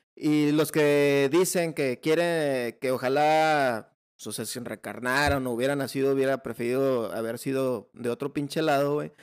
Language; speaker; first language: Spanish; native; Spanish